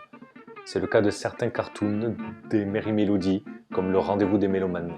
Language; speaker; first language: French; native; French